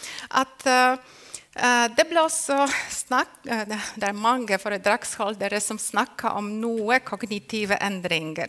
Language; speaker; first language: Norwegian; non-native, fluent; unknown